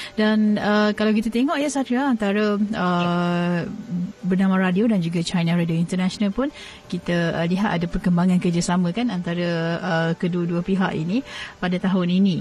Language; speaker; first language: Malay; native; Malay